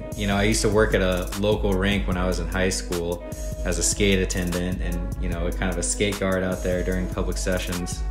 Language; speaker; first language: English; native; English